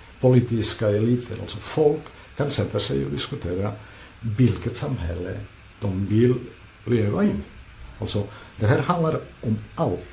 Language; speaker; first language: Swedish; non-native, fluent; Catalan